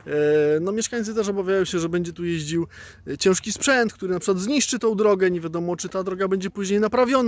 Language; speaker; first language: Polish; native; Polish